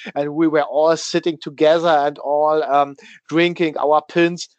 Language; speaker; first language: English; non-native, learner; German